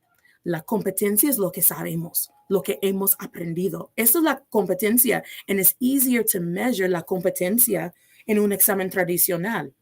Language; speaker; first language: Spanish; non-native, fluent; English